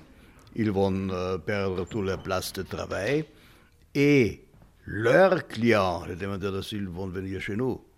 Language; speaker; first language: French; non-native, fluent; German